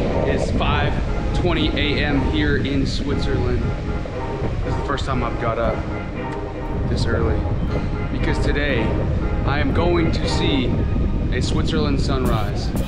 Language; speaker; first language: English; native; English